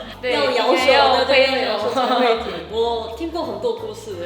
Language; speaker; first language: Chinese; non-native, fluent; Korean